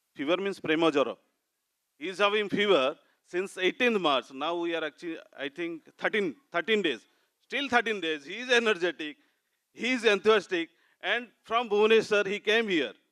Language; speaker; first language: English; non-native, local second language; Odia